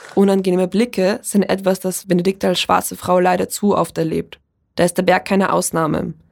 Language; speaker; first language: German; early bilingual, other home language; Polish